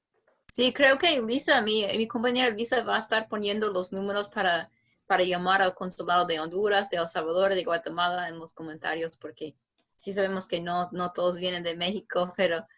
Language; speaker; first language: Spanish; non-native, fluent; English